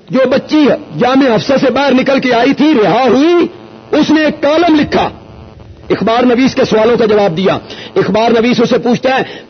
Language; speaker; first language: Urdu; non-native, local second language; Punjabi